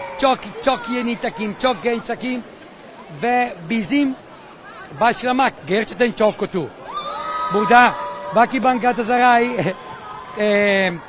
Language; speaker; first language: Turkish; non-native, learner; Italian